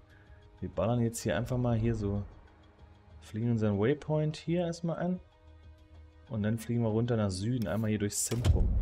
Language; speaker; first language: German; native; German